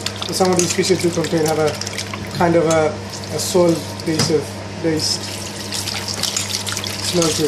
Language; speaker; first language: English; non-native, local second language; Sylheti